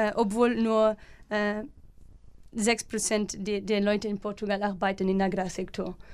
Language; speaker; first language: German; non-native, fluent; Portuguese